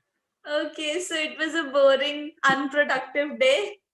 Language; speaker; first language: English; non-native, local second language; Hindi